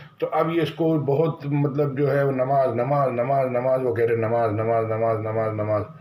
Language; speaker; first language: Urdu; native; Urdu